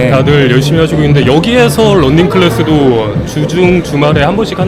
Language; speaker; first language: Korean; native; Korean